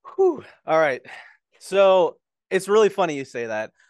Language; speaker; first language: English; native; English